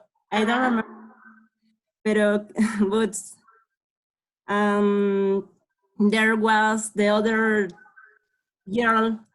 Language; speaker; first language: English; non-native, learner; Spanish